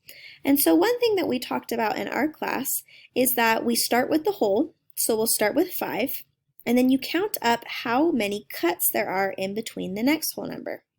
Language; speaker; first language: English; native; English